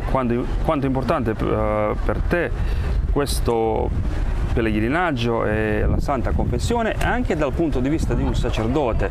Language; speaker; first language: Italian; non-native, fluent; Croatian